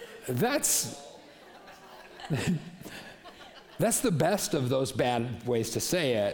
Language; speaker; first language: English; native; English